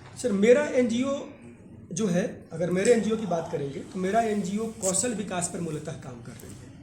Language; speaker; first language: Hindi; native; Hindi